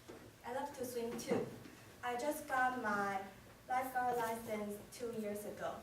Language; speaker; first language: English; non-native, fluent; Chinese